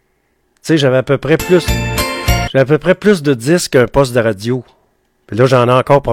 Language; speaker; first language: French; native; French